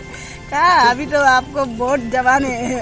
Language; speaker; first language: Hindi; non-native, local second language; Nepali